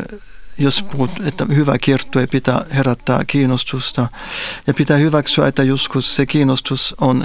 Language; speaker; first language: Finnish; non-native, fluent; French